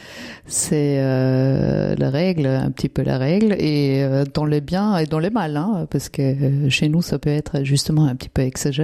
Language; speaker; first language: French; non-native, fluent; German